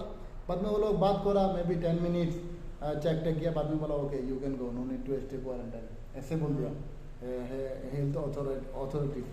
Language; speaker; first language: Hindi; non-native, learner; Bangla